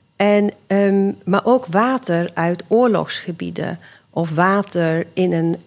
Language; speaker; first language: Dutch; early bilingual, other home language; Swedish